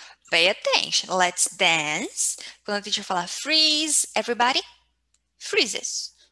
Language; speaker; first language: English; non-native, fluent; Portuguese